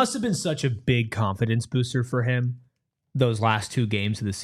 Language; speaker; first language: English; native; English